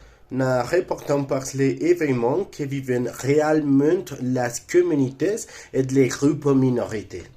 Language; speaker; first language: French; non-native, learner; Spanish